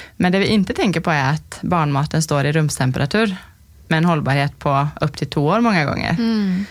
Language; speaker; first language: Swedish; native; Swedish